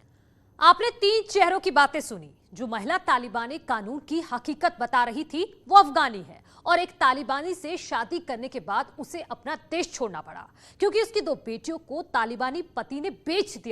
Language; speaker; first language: Hindi; native; Hindi